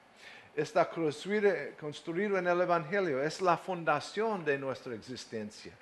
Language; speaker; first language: Spanish; non-native, fluent; English